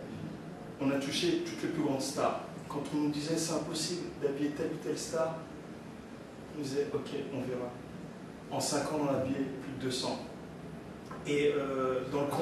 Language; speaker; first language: French; early bilingual, other home language; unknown